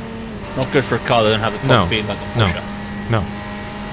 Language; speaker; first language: English; native; English